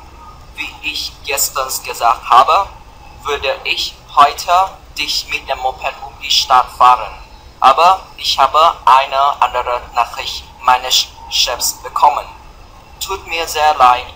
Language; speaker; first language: German; non-native, learner; Vietnamese